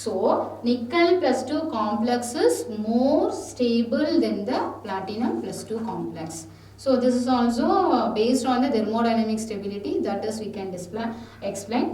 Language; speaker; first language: English; non-native, local second language; Tamil